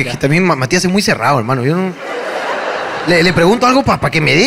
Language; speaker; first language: Spanish; native; Spanish